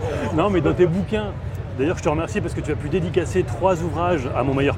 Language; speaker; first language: French; native; French